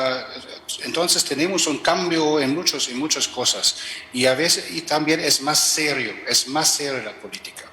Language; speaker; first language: Spanish; non-native, fluent; German